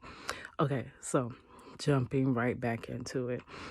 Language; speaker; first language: English; native; English